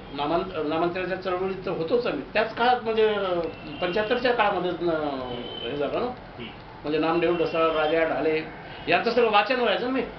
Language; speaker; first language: Marathi; non-native, local second language; Lambadi